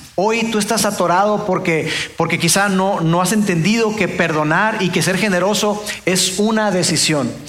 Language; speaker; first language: Spanish; native; Spanish